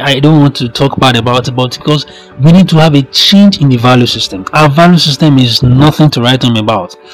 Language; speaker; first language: English; non-native, local second language; Yoruba